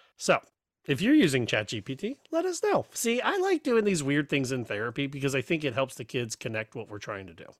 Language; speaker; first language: English; native; English